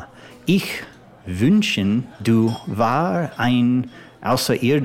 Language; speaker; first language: German; non-native, learner; English